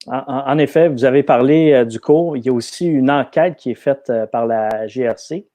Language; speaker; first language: French; native; French